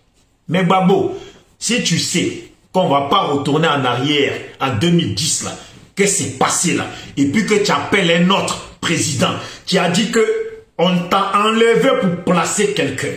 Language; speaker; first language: French; native; French